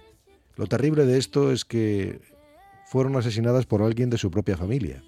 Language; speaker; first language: Spanish; native; Spanish